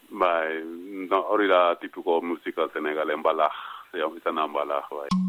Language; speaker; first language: Basque; non-native, learner; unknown